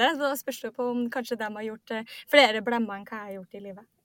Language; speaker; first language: Norwegian; native; Norwegian